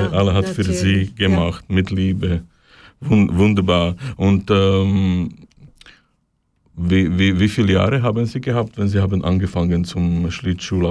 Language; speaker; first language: German; non-native, learner; Slovak